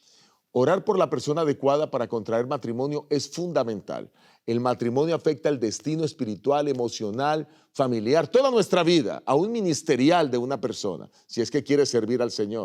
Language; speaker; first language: Spanish; native; Spanish